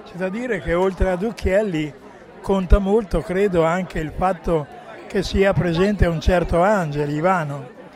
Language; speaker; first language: Italian; native; Italian